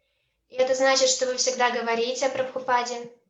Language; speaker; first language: Russian; native; Russian